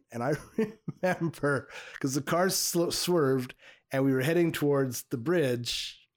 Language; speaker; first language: English; native; English